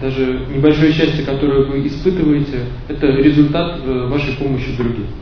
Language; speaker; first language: Russian; native; Russian